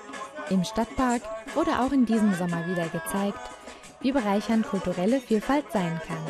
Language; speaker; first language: German; native; German